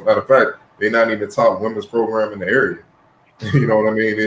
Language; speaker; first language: English; native; English